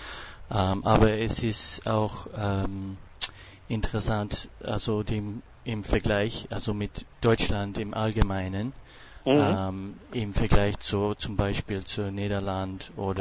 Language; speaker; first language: German; non-native, fluent; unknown